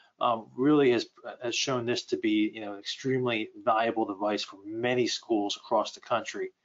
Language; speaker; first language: English; native; English